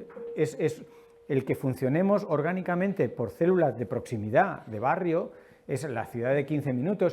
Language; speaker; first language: Spanish; native; Spanish